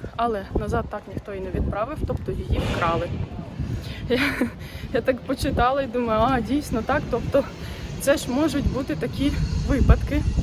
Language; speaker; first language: Ukrainian; non-native, local second language; Russian